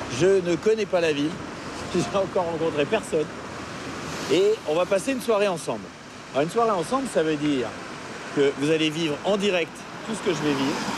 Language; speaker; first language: French; native; French